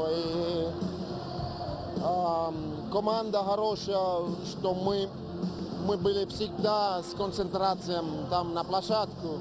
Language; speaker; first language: Russian; non-native, learner; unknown